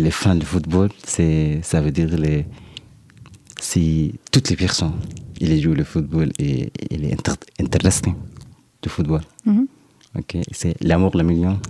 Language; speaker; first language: French; non-native, learner; Arabic